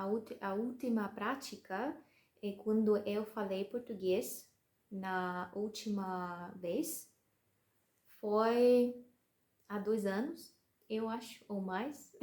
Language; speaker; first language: Portuguese; non-native, learner; Russian